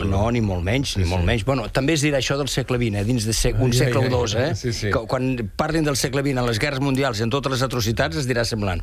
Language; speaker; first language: Catalan; native; Catalan